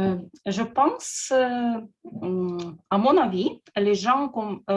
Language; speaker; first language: French; non-native, learner; Russian